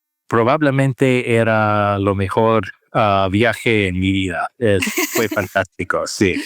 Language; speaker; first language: Spanish; non-native, learner; English